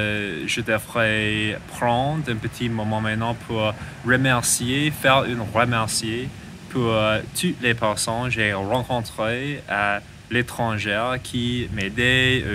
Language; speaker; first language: French; non-native, learner; English